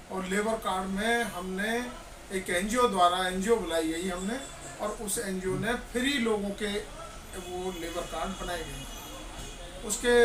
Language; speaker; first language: Hindi; native; Hindi